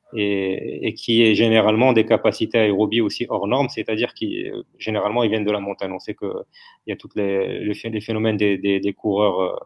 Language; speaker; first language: French; non-native, local second language; Arabic